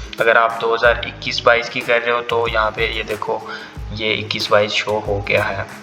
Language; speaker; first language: Urdu; non-native, local second language; Punjabi